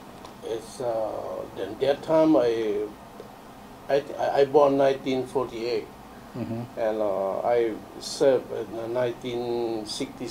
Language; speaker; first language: English; non-native, learner; Lao